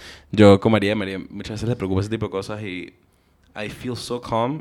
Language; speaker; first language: Spanish; early bilingual, heritage; Spanish